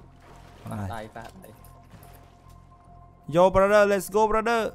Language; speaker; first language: English; non-native, learner; Khmer